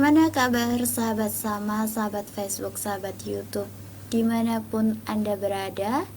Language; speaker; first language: Indonesian; native; Indonesian